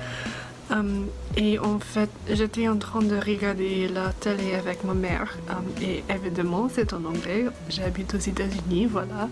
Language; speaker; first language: French; non-native, fluent; English